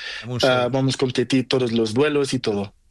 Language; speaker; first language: Spanish; non-native, learner; Portuguese